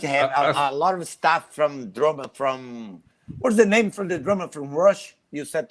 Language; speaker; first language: English; non-native, learner; Portuguese